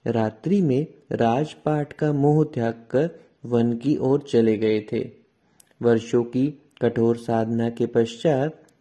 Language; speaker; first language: Hindi; native; Hindi